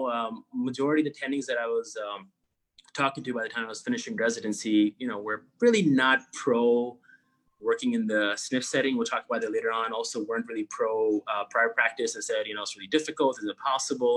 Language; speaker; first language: English; non-native, local second language; Urdu